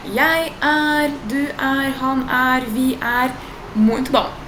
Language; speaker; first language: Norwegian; non-native, fluent; Portuguese